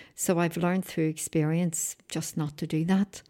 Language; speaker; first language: English; native; English